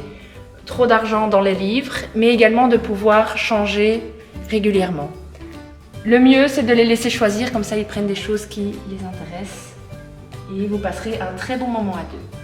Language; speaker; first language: French; native; French